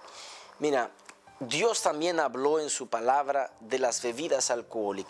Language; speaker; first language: Spanish; native; Spanish